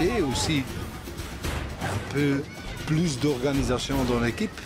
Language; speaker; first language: French; non-native, local second language; Dutch